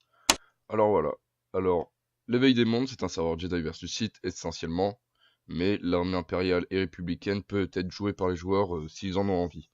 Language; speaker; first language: French; native; French